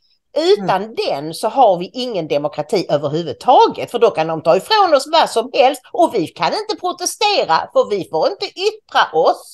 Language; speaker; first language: Swedish; native; Swedish